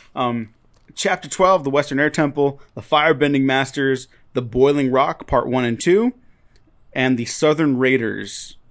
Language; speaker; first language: English; early bilingual, other home language; Spanish